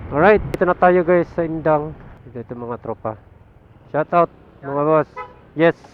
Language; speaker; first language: Filipino; native; Filipino